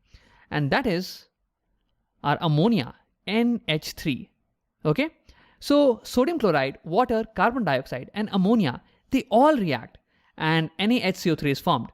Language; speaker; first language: English; non-native, local second language; Hindi